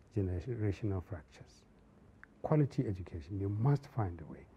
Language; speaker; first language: English; non-native, local second language; Hausa